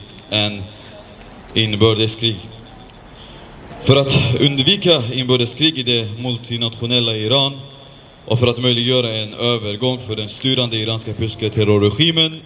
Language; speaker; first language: Swedish; non-native, fluent; Azerbaijani